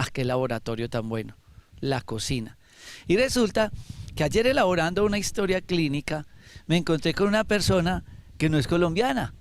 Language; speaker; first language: Spanish; native; Spanish